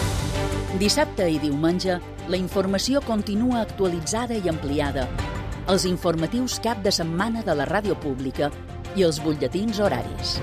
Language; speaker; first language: Catalan; native; Catalan